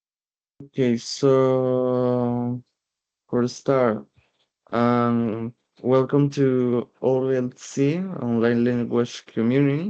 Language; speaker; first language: English; non-native, learner; Spanish